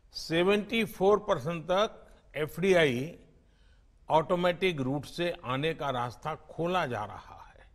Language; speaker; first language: Hindi; non-native, local second language; Gujarati